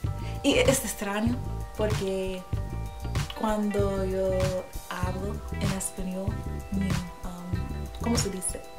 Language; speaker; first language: Spanish; non-native, learner; English